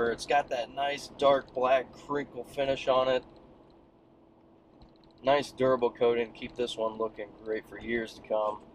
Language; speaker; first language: English; native; English